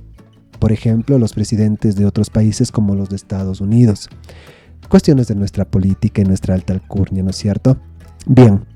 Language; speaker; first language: Spanish; native; Spanish